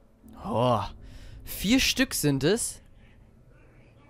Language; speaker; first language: German; native; German